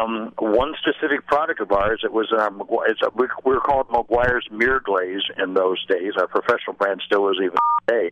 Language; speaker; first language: English; native; English